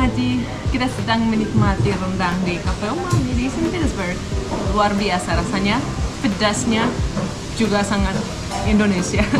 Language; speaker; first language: Indonesian; non-native, fluent; Russian